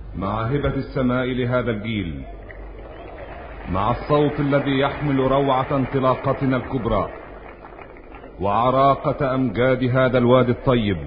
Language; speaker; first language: Arabic; native; Arabic